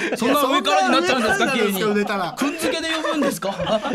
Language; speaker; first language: Japanese; native; Japanese